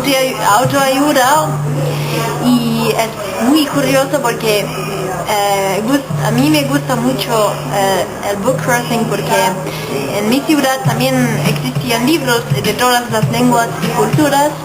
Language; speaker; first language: Spanish; non-native, fluent; German